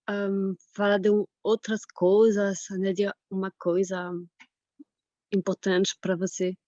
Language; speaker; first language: Portuguese; non-native, fluent; French